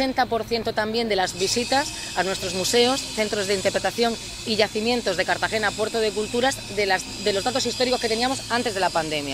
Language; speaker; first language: Spanish; native; Spanish